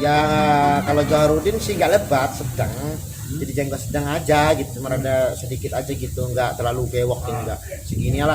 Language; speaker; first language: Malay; non-native, local second language; Javanese